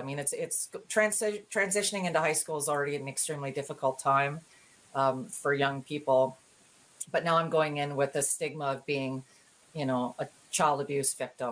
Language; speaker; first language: English; native; English